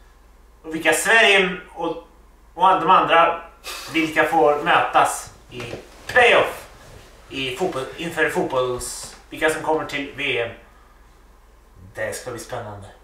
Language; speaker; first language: Swedish; native; Swedish